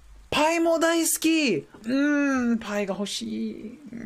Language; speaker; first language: Japanese; non-native, learner; English